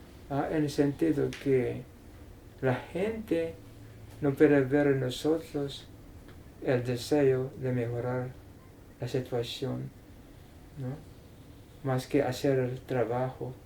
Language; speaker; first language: Spanish; non-native, learner; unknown